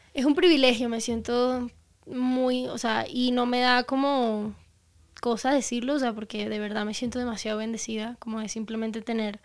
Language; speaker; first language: Spanish; native; Spanish